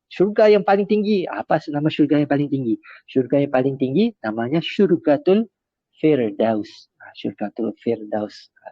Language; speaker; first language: Malay; native; Malay